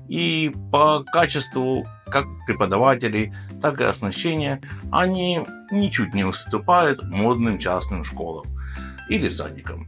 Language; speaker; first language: Russian; native; Russian